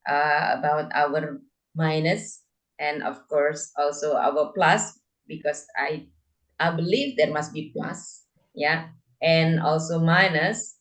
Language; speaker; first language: English; non-native, fluent; Indonesian